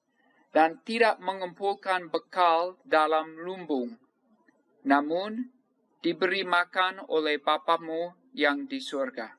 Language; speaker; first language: Indonesian; non-native, fluent; English